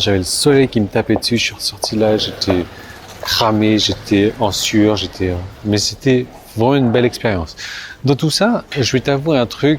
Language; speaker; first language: French; native; French